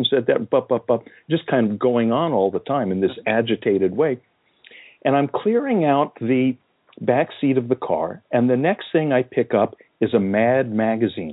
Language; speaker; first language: English; native; English